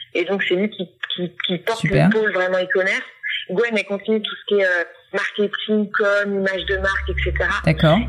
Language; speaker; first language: French; native; French